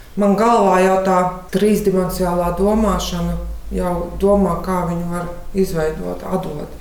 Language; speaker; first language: Latvian; native; Latvian